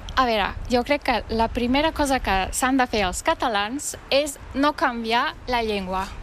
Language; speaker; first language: Catalan; non-native, fluent; Turkish